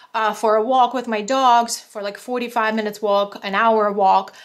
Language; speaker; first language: English; non-native, fluent; Russian